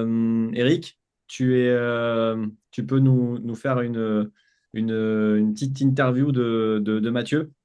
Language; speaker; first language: French; native; French